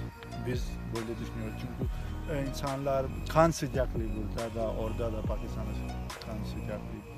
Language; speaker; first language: Turkish; non-native, learner; Urdu